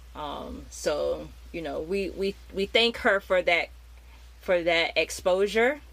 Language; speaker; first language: English; native; English